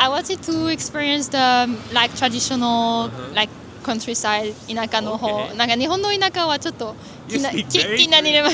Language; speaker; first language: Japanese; non-native, fluent; French